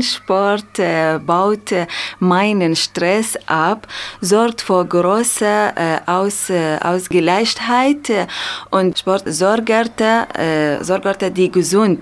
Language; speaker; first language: German; non-native, learner; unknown